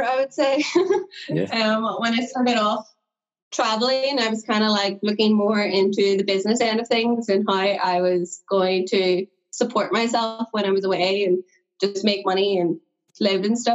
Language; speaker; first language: English; native; English